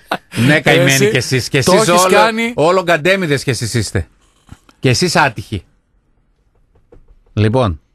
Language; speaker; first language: Greek; native; Greek